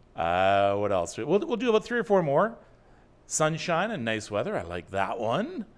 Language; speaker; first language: English; native; English